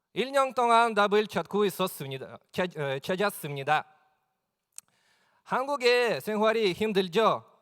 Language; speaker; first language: Korean; non-native, learner; Russian